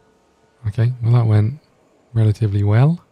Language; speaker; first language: English; native; English